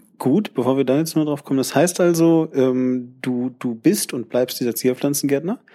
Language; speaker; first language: German; native; German